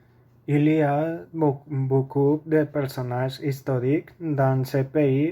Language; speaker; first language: French; non-native, learner; Spanish